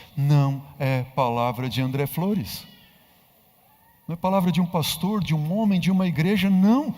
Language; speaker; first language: Portuguese; native; Portuguese